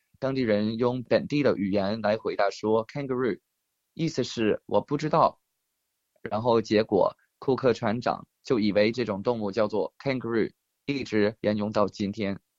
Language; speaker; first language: Chinese; early bilingual, heritage; Chinese